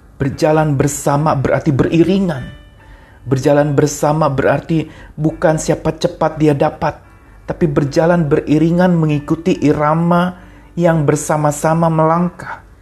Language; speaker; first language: Indonesian; native; Indonesian